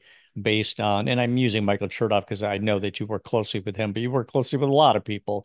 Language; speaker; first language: English; native; English